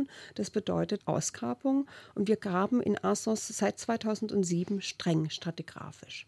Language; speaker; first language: German; native; German